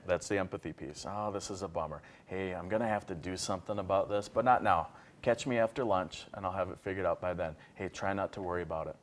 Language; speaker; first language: English; native; English